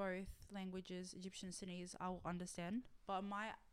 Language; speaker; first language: English; non-native, local second language; Arabic